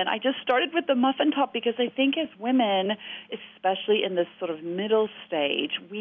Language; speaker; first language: English; native; English